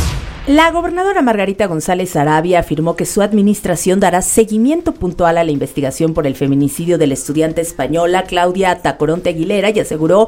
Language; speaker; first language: Spanish; native; Spanish